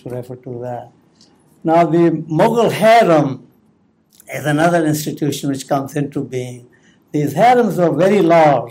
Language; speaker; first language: English; non-native, local second language; Punjabi